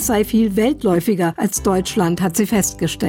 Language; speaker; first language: German; native; German